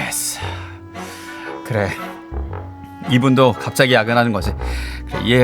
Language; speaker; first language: Korean; native; Korean